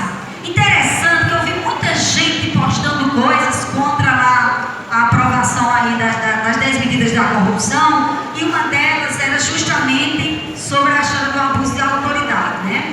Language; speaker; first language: Portuguese; native; Portuguese